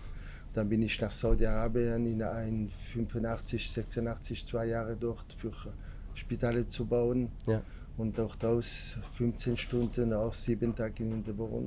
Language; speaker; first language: German; non-native, learner; French